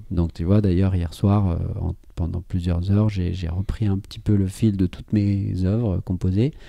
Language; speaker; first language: French; native; French